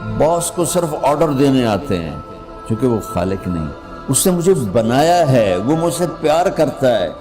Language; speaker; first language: Urdu; non-native, local second language; Punjabi